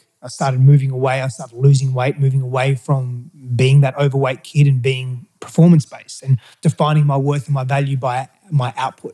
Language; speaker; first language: English; early bilingual, other home language; Greek